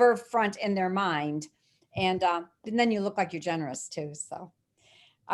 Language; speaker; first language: English; native; English